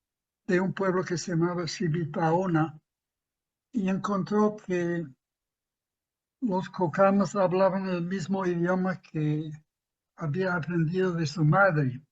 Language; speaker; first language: Spanish; non-native, fluent; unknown